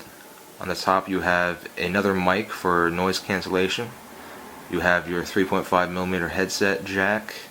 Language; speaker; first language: English; native; English